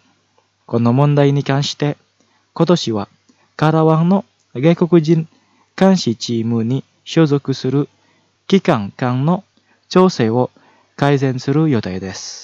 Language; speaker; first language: Japanese; non-native, fluent; Indonesian